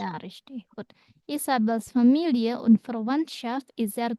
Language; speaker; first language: German; non-native, fluent; Indonesian